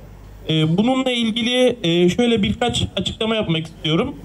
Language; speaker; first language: Turkish; native; Turkish